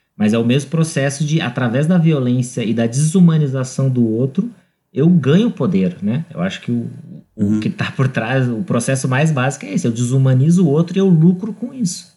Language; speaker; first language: Portuguese; native; Portuguese